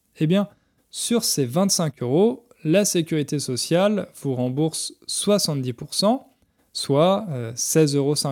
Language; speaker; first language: French; native; French